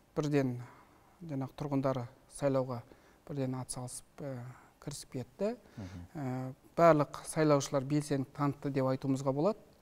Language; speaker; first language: Kazakh; native; Kazakh